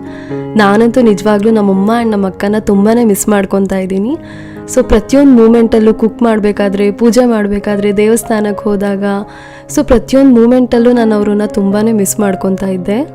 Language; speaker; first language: Kannada; native; Kannada